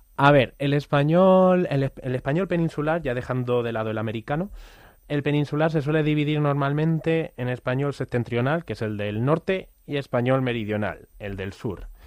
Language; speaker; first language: Spanish; native; Spanish